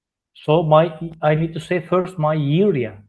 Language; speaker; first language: English; non-native, learner; Turkish